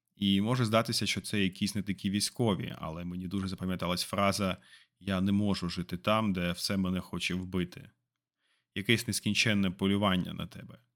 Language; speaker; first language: Ukrainian; non-native, local second language; Russian